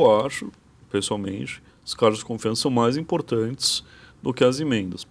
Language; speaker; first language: Portuguese; native; Portuguese